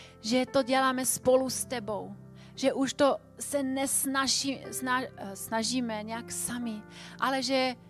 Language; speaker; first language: Czech; non-native, fluent; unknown